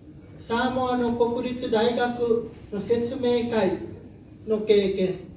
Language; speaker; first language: Japanese; non-native, learner; Samoan